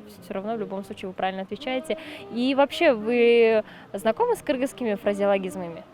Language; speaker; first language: Russian; native; Russian